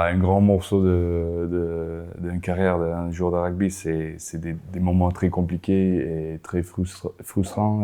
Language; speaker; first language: French; non-native, fluent; Afrikaans